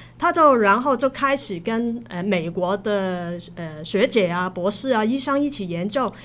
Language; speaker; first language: Chinese; non-native, local second language; Cantonese